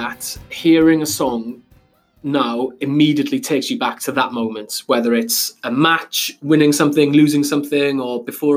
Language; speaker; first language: English; native; English